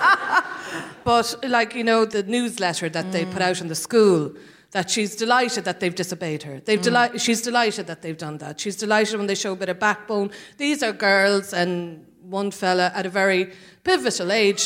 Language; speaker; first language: English; native; English